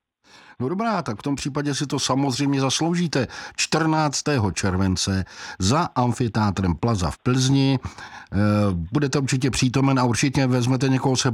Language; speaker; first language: Czech; native; Czech